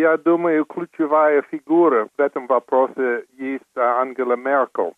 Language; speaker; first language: Russian; non-native, fluent; English